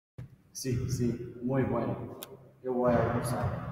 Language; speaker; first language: Spanish; non-native, learner; English